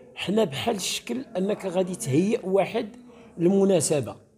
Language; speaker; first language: Arabic; native; Arabic